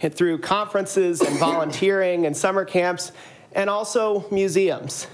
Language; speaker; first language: English; native; English